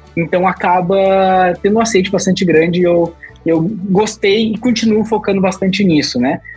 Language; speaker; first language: Portuguese; native; Portuguese